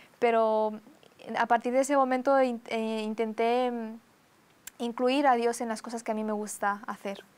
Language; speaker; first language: Spanish; early bilingual, other home language; Romanian